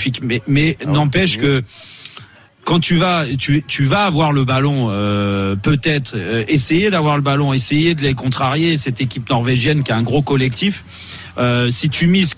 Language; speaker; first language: French; native; French